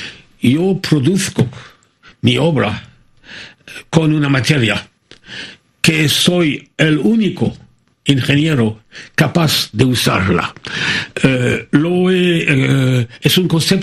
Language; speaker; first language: Spanish; non-native, fluent; French